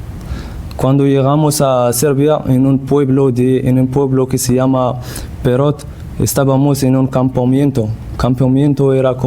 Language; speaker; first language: Spanish; non-native, learner; Central Atlas Tamazight